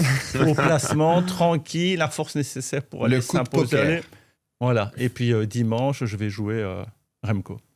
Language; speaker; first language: French; native; French